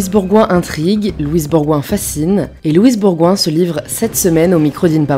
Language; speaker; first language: French; native; French